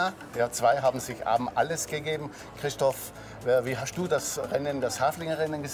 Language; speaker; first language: German; native; German